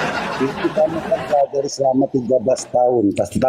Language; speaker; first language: Indonesian; native; Indonesian